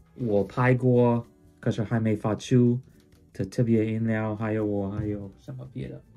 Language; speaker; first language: Chinese; non-native, fluent; English